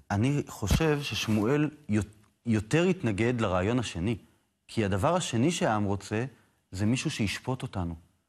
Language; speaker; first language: Hebrew; native; Hebrew